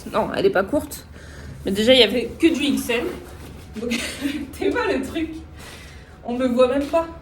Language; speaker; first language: French; native; French